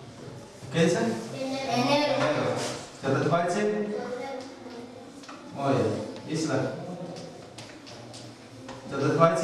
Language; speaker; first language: Spanish; non-native, local second language; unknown